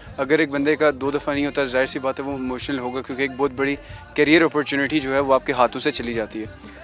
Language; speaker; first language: Urdu; non-native, local second language; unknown